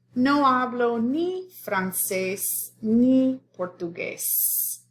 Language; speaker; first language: Spanish; non-native, fluent; English